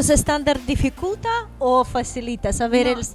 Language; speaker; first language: Spanish; non-native, learner; Portuguese